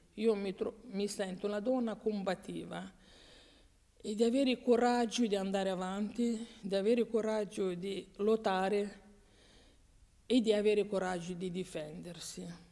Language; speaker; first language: Italian; non-native, fluent; Romanian